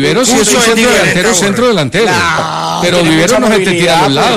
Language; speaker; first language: Spanish; native; Spanish